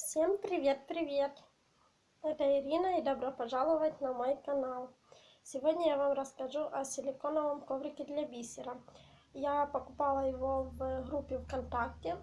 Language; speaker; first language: Russian; non-native, local second language; Ukrainian